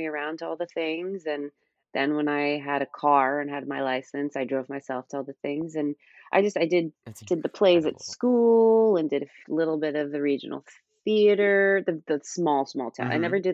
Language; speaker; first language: English; native; English